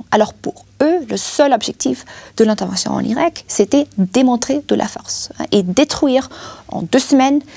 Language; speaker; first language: French; non-native, fluent; German